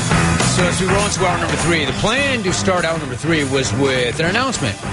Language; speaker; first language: English; native; English